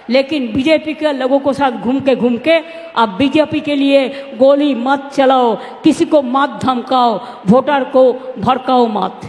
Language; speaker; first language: Hindi; non-native, local second language; Bangla